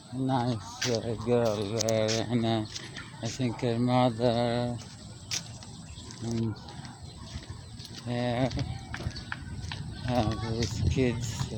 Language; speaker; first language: English; non-native, learner; Norwegian